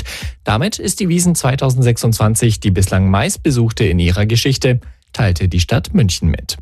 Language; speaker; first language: German; native; German